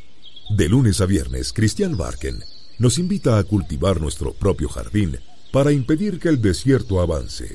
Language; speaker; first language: Spanish; native; Spanish